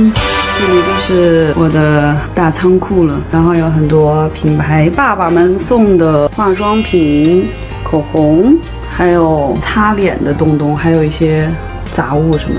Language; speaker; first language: Chinese; native; Chinese